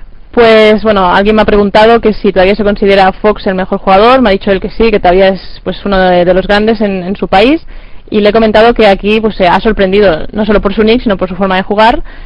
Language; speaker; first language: Spanish; native; Spanish